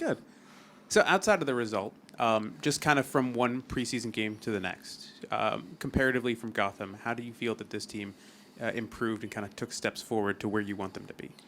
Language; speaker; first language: English; native; English